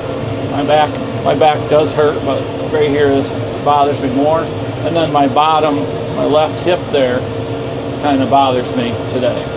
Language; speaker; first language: English; native; English